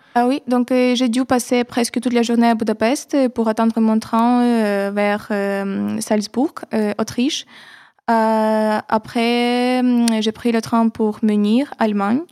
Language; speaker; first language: French; non-native, fluent; Ukrainian